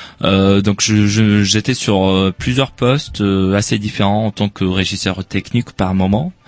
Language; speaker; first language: French; non-native, local second language; Arabic